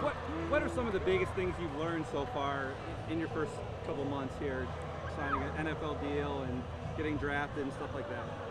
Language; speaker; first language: English; native; English